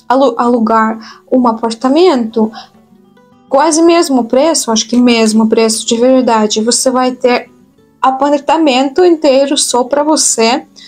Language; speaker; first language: Portuguese; non-native, fluent; Russian